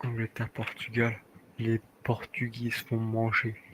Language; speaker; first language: French; native; French